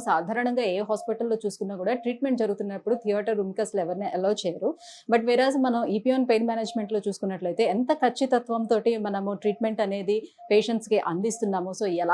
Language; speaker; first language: Telugu; native; Telugu